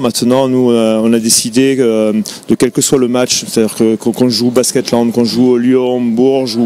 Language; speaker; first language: French; native; French